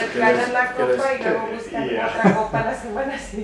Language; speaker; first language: Spanish; native; Spanish